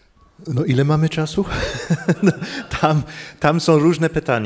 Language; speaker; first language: Polish; non-native, fluent; English